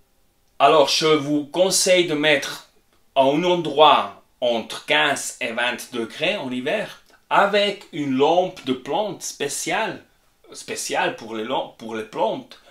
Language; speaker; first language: French; non-native, fluent; Spanish